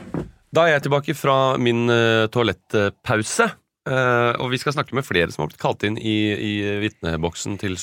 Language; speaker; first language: Norwegian; native; Norwegian